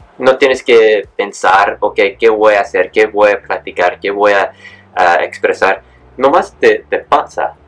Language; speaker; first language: Spanish; early bilingual, heritage; Spanish